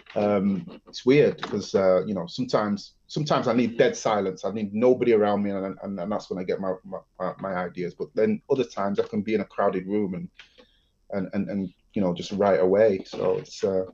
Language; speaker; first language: English; native; English